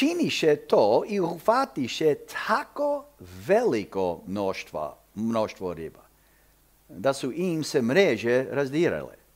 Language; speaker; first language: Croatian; early bilingual, heritage; Croatian